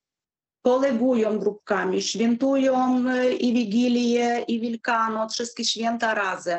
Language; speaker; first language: Polish; non-native, fluent; Ukrainian